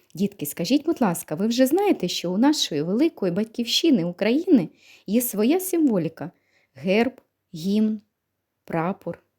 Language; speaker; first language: Ukrainian; native; Ukrainian